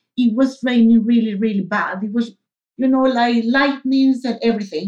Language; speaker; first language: English; non-native, fluent; Spanish